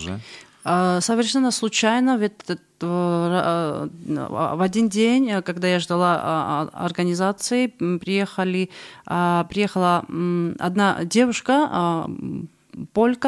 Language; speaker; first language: Russian; non-native, fluent; Georgian